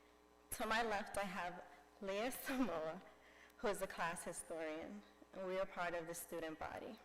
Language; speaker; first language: English; native; English